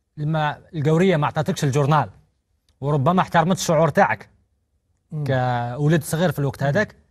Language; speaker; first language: Arabic; native; Arabic